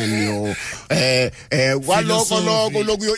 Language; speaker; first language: English; non-native, local second language; Zulu